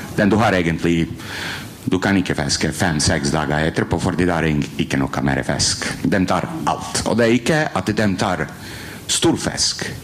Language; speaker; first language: Norwegian; non-native, learner; Croatian